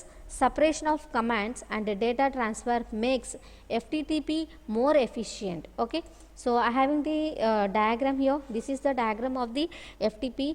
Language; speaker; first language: English; non-native, local second language; Telugu